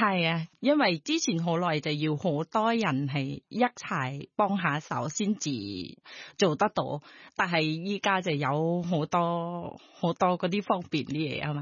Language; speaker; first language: Cantonese; non-native, learner; Thai